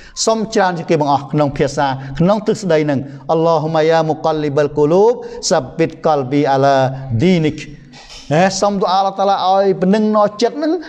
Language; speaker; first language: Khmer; non-native, local second language; Eastern Cham